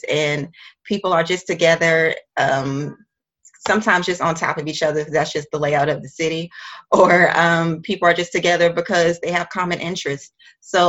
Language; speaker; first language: English; native; English